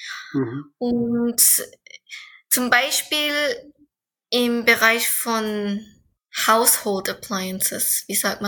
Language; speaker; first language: German; non-native, fluent; Korean